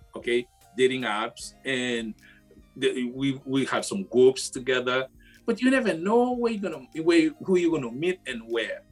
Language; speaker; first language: English; non-native, fluent; Haitian Creole